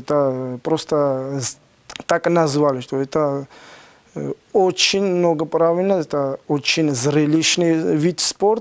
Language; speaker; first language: Russian; non-native, learner; Georgian